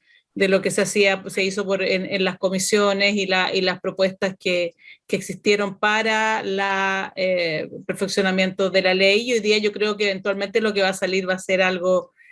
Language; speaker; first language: Spanish; native; Spanish